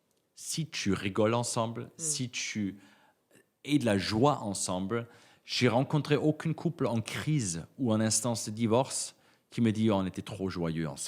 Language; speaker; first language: French; native; French